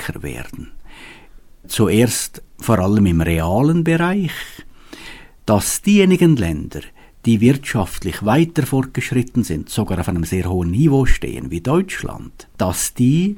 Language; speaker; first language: German; native; German